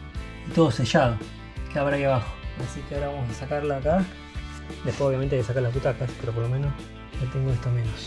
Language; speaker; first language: Spanish; native; Spanish